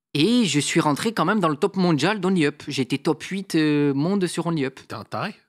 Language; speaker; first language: French; native; French